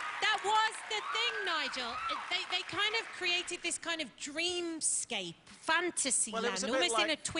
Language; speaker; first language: English; native; English